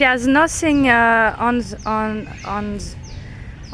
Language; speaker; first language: English; non-native, learner; French